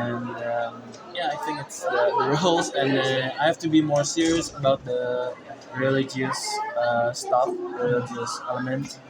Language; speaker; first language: English; non-native, learner; Indonesian